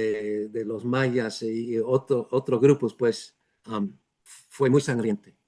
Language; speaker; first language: Spanish; non-native, fluent; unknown